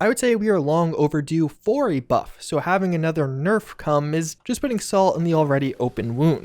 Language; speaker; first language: English; native; English